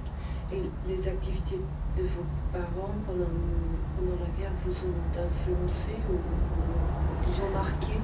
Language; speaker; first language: French; non-native, fluent; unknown